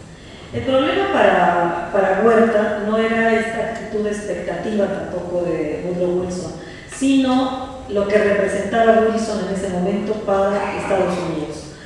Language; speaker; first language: Spanish; native; Spanish